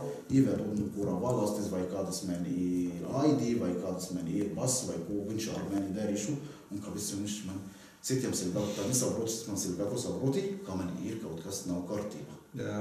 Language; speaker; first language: Latvian; non-native, learner; Arabic